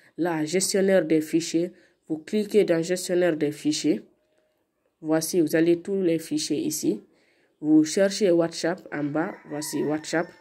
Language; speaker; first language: French; non-native, local second language; Fula